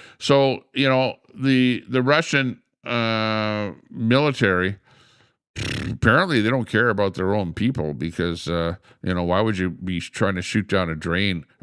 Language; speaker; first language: English; native; English